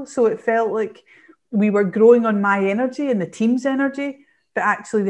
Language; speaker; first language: English; native; English